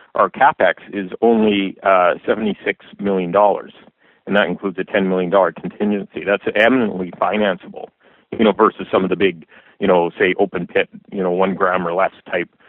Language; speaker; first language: English; native; English